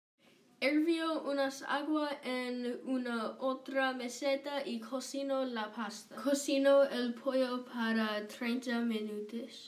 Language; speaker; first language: Spanish; non-native, learner; English